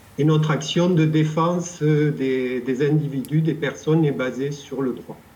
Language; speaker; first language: French; native; French